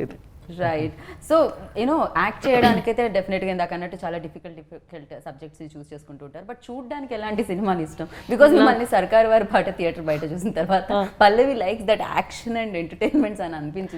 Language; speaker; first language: Telugu; native; Telugu